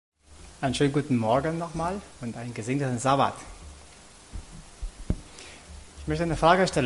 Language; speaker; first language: German; non-native, fluent; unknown